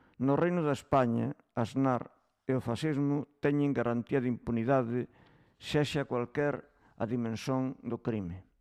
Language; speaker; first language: Galician; native; Galician